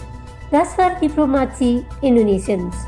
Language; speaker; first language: German; non-native, fluent; Indonesian